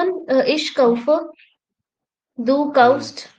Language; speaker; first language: German; non-native, learner; Hindi